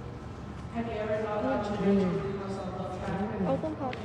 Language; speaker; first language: English; non-native, local second language; Spanish